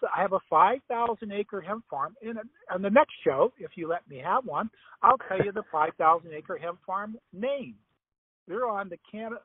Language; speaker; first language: English; native; English